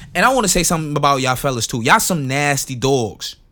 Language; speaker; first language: English; non-native, local second language; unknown